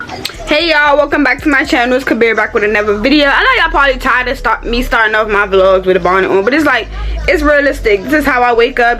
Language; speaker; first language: English; native; English